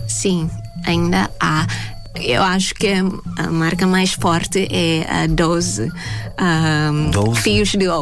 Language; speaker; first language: Portuguese; non-native, fluent; Thai